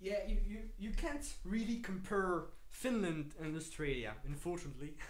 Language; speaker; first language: English; non-native, fluent; French